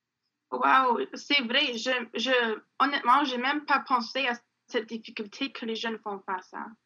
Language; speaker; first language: French; non-native, local second language; English